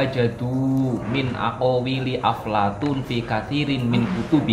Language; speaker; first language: Arabic; non-native, fluent; Indonesian